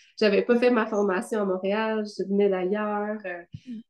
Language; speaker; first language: French; native; French